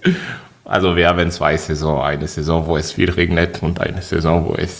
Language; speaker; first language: German; non-native, fluent; French